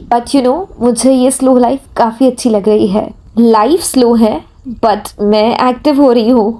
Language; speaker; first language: Hindi; native; Hindi